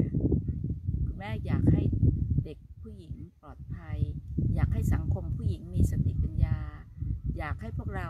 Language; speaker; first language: Thai; native; Thai